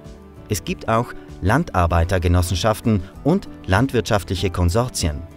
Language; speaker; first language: German; native; German